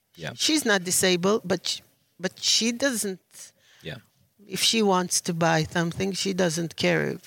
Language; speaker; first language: English; non-native, learner; Hebrew